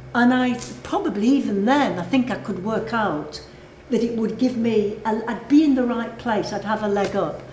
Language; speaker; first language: English; native; English